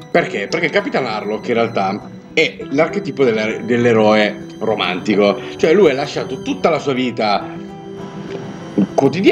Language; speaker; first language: Italian; native; Italian